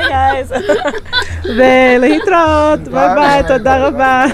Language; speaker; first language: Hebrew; non-native, learner; English